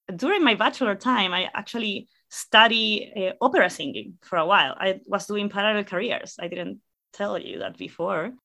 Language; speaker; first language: English; non-native, fluent; Spanish